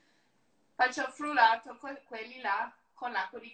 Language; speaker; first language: Italian; non-native, learner; English